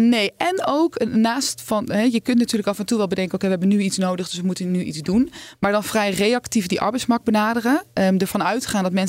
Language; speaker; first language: Dutch; native; Dutch